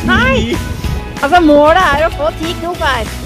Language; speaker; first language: Norwegian; native; Norwegian